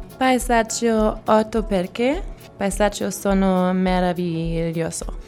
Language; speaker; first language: Italian; non-native, learner; German